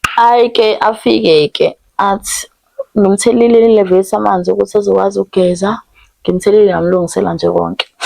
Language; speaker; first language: Zulu; native; Zulu